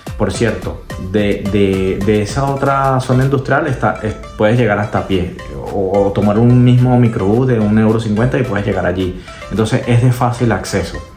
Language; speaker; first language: Spanish; native; Spanish